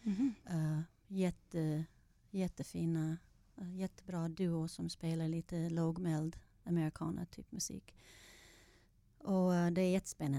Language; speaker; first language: Swedish; non-native, fluent; English